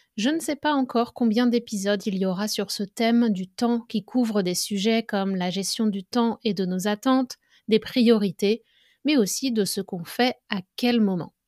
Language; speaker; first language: French; native; French